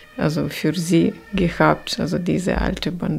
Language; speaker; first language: German; non-native, learner; Ukrainian